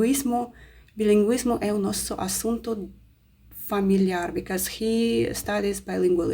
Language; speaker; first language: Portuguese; non-native, fluent; Russian